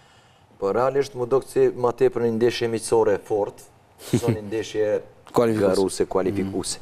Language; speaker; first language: Albanian; native; Albanian